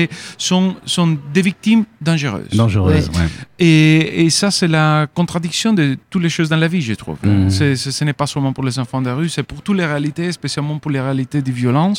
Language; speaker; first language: French; non-native, fluent; Spanish